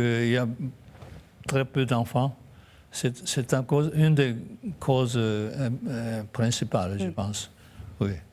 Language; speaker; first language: French; non-native, fluent; Japanese